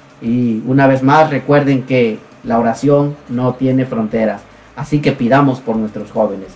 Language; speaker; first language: Spanish; native; Spanish